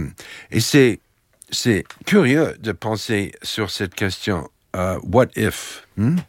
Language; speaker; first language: French; non-native, fluent; English